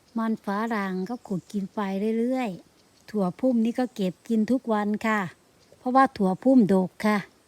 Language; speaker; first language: Thai; native; Thai